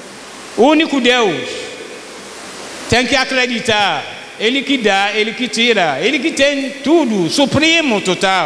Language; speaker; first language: Portuguese; non-native, fluent; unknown